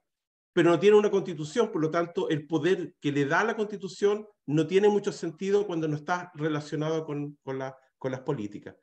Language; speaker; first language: Spanish; native; Spanish